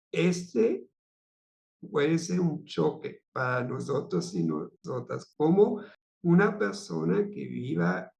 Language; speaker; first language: Spanish; non-native, fluent; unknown